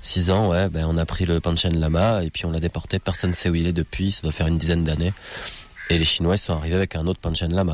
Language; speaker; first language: French; native; French